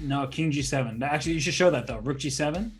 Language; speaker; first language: English; native; English